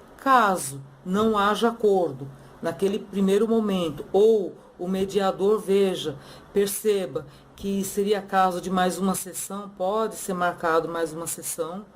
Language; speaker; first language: Portuguese; native; Portuguese